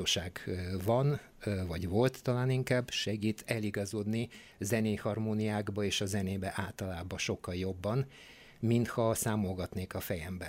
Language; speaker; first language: Hungarian; non-native, fluent; Bulgarian